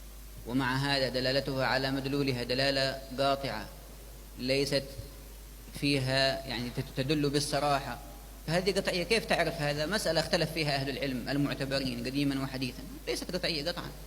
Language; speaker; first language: Arabic; native; Arabic